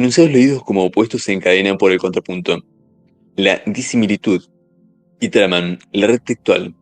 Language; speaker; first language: Spanish; native; Spanish